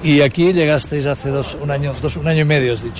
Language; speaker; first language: Spanish; native; Spanish